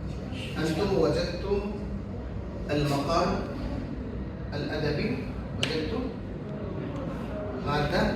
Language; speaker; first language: Arabic; non-native, fluent; Bangla